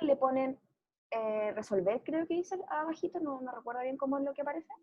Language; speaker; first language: Spanish; native; Spanish